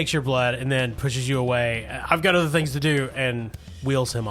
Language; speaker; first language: English; native; English